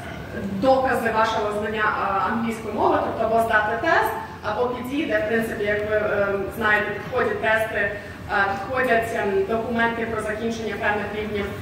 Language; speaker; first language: Ukrainian; native; Ukrainian